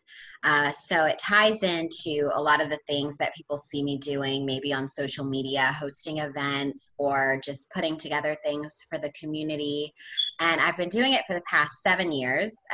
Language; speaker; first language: English; native; English